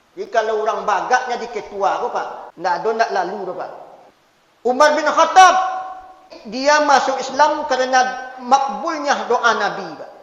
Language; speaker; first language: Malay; non-native, local second language; Minangkabau